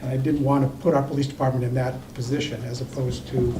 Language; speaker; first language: English; early bilingual, other home language; Spanish